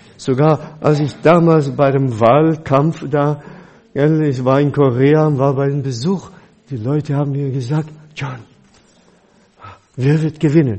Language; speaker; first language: German; non-native, fluent; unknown